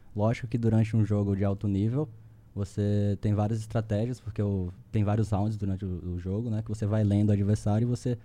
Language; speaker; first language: Portuguese; native; Portuguese